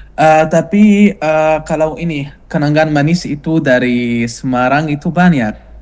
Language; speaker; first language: Indonesian; non-native, fluent; Arabic